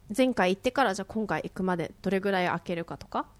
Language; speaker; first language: Japanese; native; Japanese